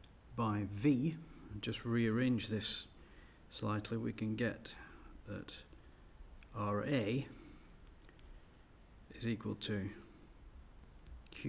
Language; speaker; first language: English; native; English